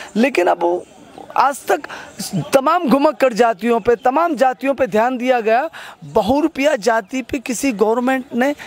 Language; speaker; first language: Hindi; non-native, local second language; Gujarati